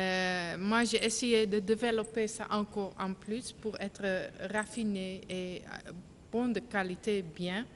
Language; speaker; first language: French; non-native, learner; Dutch